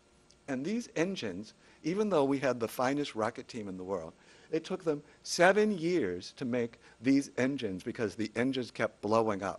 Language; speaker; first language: English; native; English